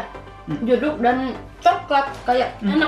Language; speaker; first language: Indonesian; native; Indonesian